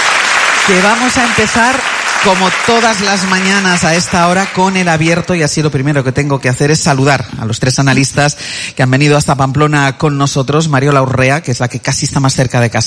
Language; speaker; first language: Spanish; native; Spanish